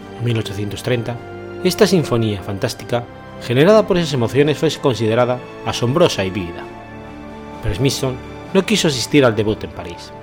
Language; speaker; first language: Spanish; native; Spanish